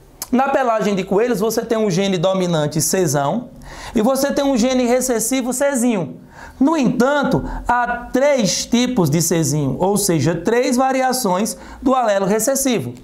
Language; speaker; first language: Portuguese; native; Portuguese